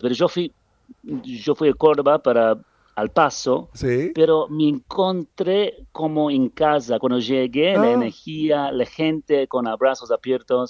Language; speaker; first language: Spanish; non-native, learner; English